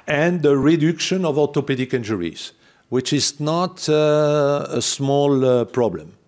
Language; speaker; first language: English; non-native, fluent; French